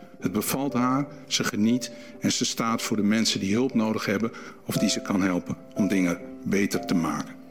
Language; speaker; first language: Dutch; native; Dutch